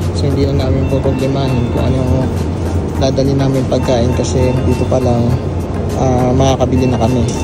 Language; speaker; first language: Filipino; native; Filipino